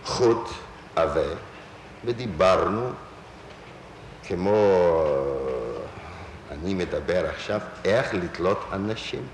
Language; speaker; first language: Hebrew; non-native, fluent; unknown